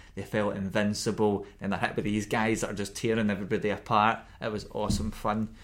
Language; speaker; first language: English; native; English